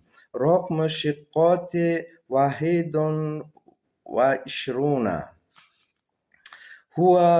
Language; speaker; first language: Arabic; non-native, learner; Uzbek